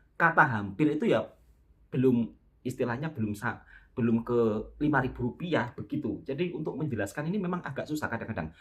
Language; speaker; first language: Indonesian; native; Indonesian